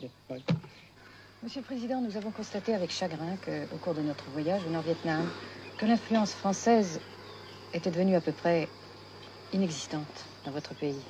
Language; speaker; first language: French; native; French